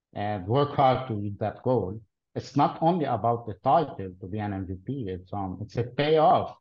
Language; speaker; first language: English; non-native, fluent; Arabic